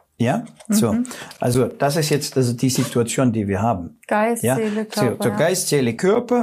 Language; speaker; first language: German; non-native, fluent; Russian